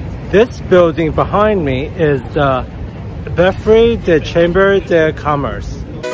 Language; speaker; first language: English; native; English